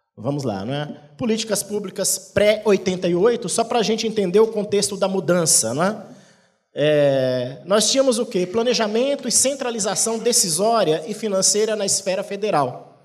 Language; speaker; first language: Portuguese; native; Portuguese